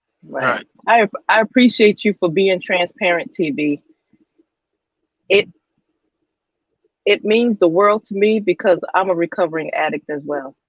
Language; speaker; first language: English; native; English